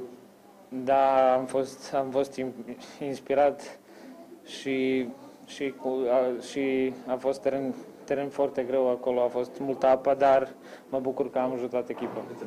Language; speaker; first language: Romanian; non-native, fluent; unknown